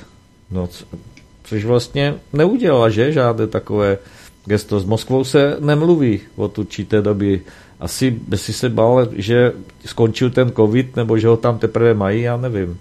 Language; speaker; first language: Czech; native; Czech